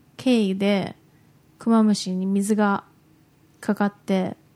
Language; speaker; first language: Japanese; native; Japanese